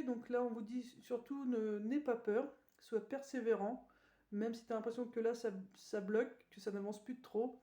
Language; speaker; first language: French; native; French